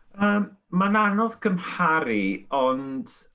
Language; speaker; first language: Welsh; non-native, fluent; Spanish